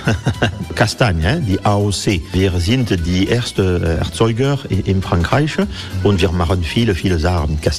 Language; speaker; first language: German; non-native, learner; French